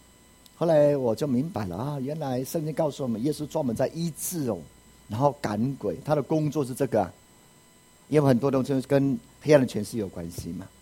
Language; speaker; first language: Chinese; native; Chinese